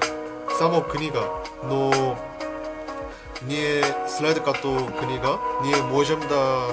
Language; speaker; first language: Bulgarian; non-native, learner; Korean